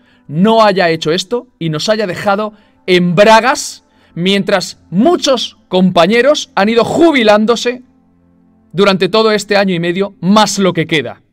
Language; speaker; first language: Spanish; native; Spanish